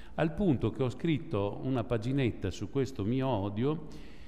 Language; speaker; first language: Italian; native; Italian